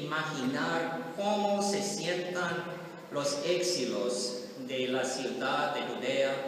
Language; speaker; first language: Spanish; non-native, learner; English